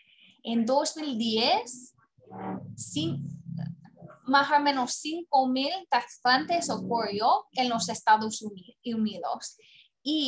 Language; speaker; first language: Spanish; non-native, learner; English